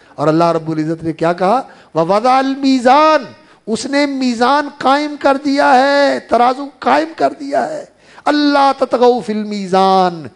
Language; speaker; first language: Urdu; non-native, local second language; Punjabi